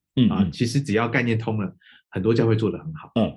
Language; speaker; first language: Chinese; native; Chinese